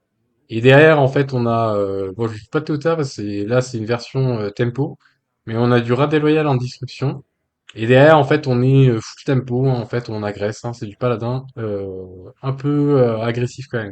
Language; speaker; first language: French; native; French